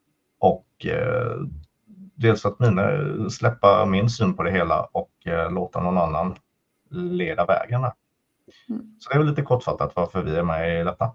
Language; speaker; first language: Swedish; native; Swedish